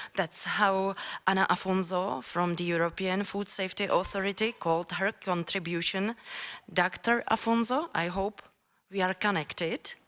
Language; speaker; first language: English; non-native, fluent; Czech